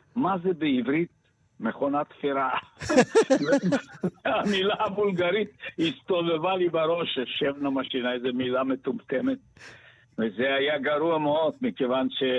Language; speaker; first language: Hebrew; non-native, fluent; Bulgarian